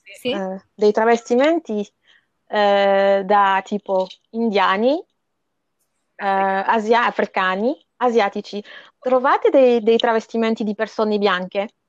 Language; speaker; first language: Italian; non-native, fluent; French